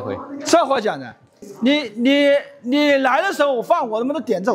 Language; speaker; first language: Chinese; native; Chinese